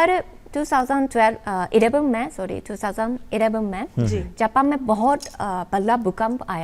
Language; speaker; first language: Hindi; non-native, learner; Japanese